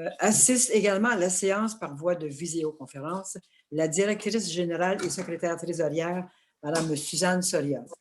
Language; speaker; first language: French; native; French